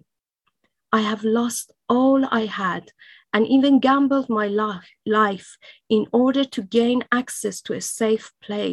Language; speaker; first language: English; non-native, fluent; Persian